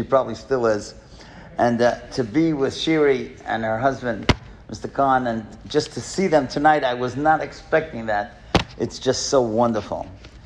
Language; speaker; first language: English; native; English